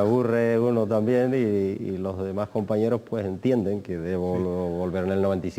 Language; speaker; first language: Spanish; native; Spanish